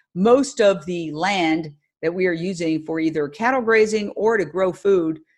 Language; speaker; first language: English; native; English